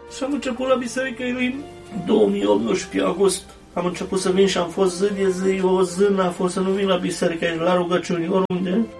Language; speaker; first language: Romanian; native; Romanian